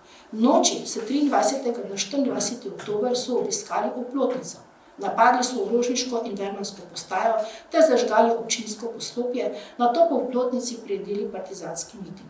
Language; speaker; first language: Slovenian; native; Slovenian